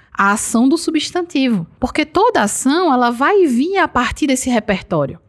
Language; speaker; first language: Portuguese; native; Portuguese